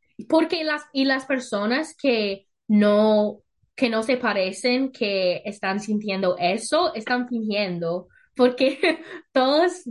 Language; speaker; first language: Spanish; non-native, learner; English